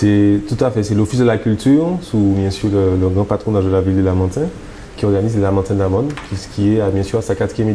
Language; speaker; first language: French; native; French